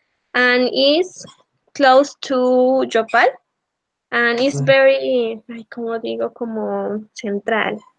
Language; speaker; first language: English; non-native, learner; Spanish